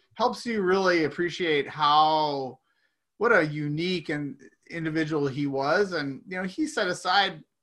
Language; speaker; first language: English; native; English